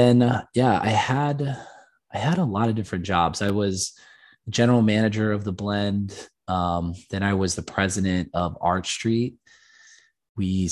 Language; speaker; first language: English; native; English